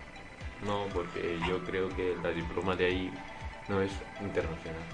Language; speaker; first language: Spanish; early bilingual, other home language; Punjabi